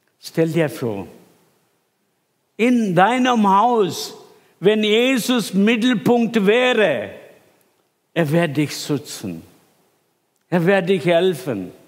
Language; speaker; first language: German; non-native, fluent; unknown